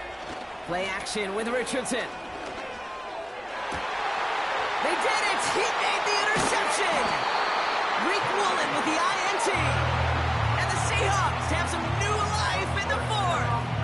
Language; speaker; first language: English; native; English